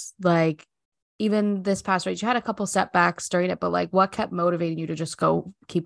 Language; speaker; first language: English; native; English